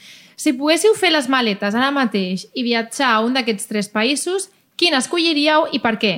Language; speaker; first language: Catalan; native; Catalan